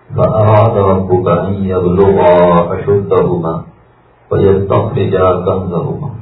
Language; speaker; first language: Urdu; native; Urdu